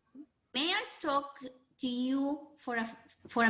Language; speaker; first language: English; non-native, learner; Spanish